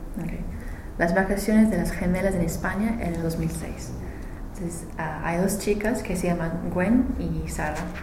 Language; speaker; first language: Spanish; non-native, learner; English